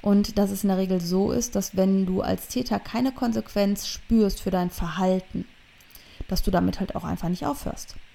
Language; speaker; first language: German; native; German